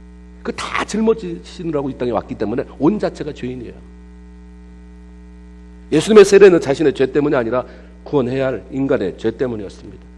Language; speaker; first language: Korean; native; Korean